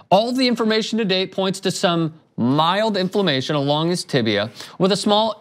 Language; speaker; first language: English; native; English